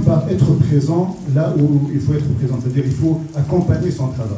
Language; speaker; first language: French; non-native, local second language; Arabic